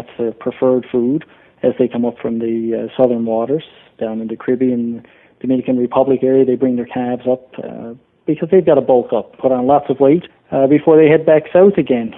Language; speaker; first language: English; native; English